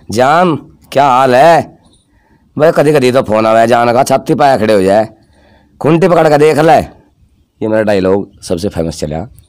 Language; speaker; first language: Hindi; native; Hindi